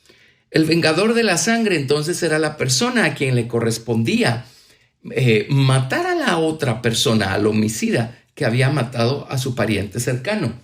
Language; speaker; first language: Spanish; native; Spanish